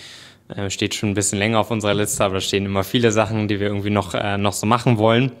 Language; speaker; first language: German; native; German